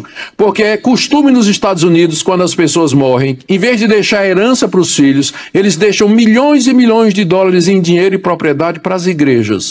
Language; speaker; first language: Portuguese; native; Portuguese